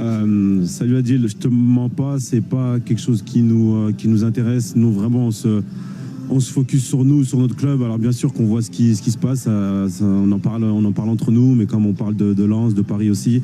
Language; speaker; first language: French; native; French